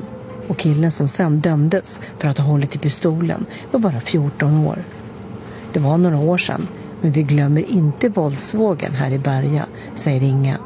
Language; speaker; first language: Swedish; native; Swedish